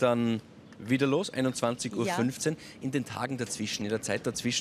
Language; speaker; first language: German; native; German